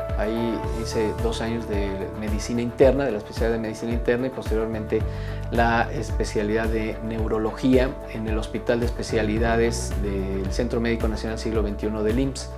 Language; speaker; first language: Spanish; native; Spanish